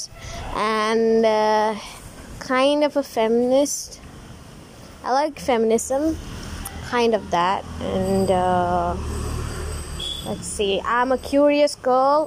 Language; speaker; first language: English; non-native, local second language; Tamil